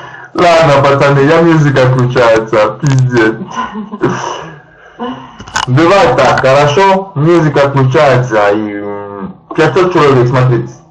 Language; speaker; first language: Russian; non-native, learner; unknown